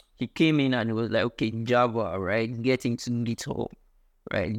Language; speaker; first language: English; non-native, local second language; Ibibio